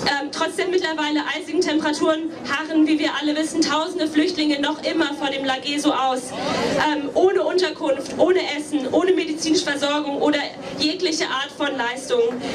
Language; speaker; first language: German; native; German